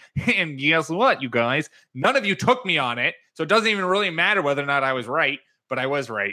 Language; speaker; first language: English; native; English